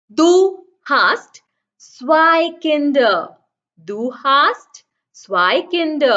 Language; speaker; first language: German; non-native, fluent; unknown